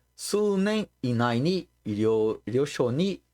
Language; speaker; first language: Japanese; non-native, learner; Portuguese